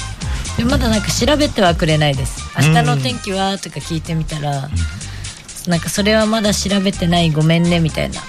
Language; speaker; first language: Japanese; native; Japanese